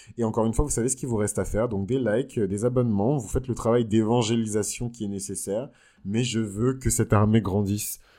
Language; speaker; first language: French; native; French